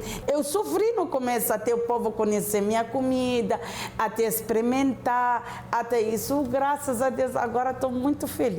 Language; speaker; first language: Portuguese; non-native, learner; Arabic